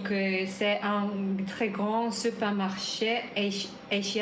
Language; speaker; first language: French; non-native, learner; Korean